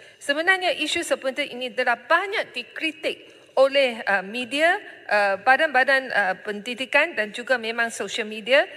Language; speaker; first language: Malay; non-native, local second language; Chinese